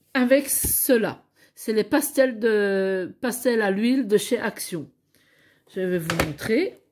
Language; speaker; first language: French; native; French